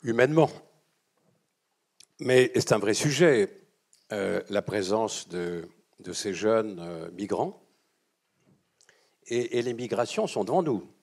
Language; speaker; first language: French; native; French